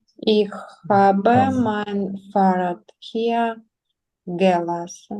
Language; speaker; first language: German; non-native, learner; Ukrainian